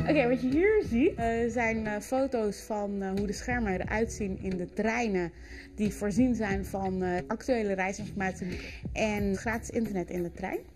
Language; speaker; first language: Dutch; native; Dutch